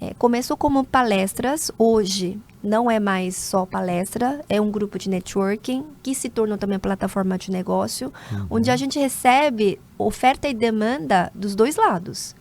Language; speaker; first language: Portuguese; non-native, fluent; Korean